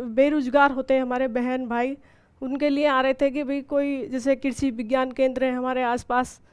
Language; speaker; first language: Hindi; native; Hindi